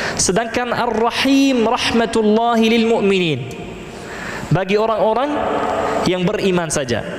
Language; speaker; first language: Malay; non-native, fluent; Arabic